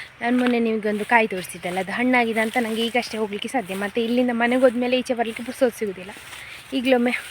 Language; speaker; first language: Kannada; non-native, local second language; Tulu